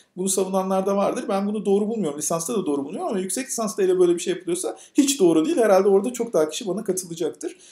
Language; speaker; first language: Turkish; native; Turkish